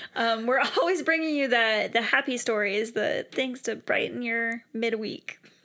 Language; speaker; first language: English; native; English